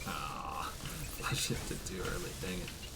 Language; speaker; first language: English; native; English